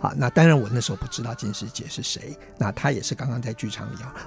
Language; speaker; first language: Chinese; non-native, local second language; Min Nan Chinese